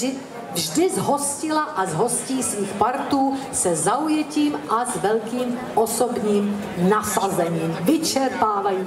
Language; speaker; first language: Czech; native; Czech